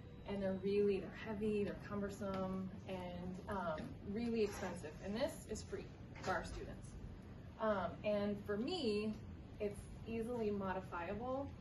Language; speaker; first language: English; native; English